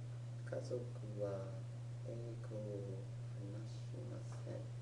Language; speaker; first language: Japanese; non-native, learner; English